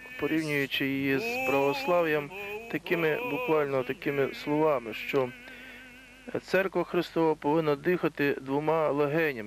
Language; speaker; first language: Ukrainian; native; Ukrainian